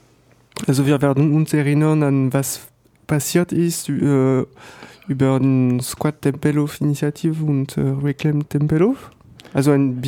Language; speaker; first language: German; non-native, learner; French